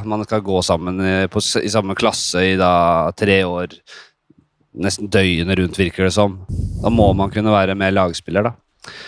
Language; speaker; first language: Norwegian; native; Norwegian